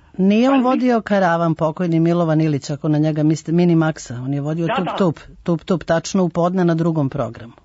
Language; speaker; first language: Serbian; native; Serbian